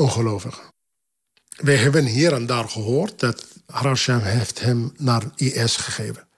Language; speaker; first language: Dutch; non-native, fluent; Arabic